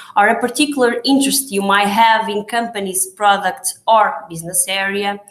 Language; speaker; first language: English; non-native, fluent; Portuguese